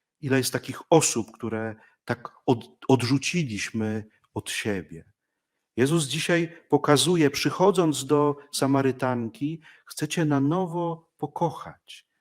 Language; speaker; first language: Polish; native; Polish